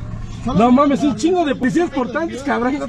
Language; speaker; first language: Spanish; native; Spanish